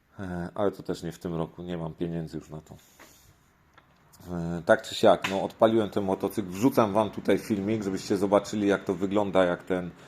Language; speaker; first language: Polish; native; Polish